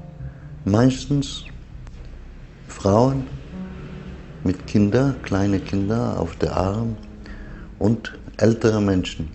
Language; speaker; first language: German; non-native, learner; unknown